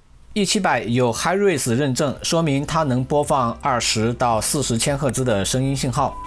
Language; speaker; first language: Chinese; native; Chinese